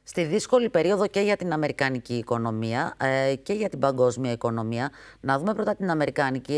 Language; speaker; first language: Greek; native; Greek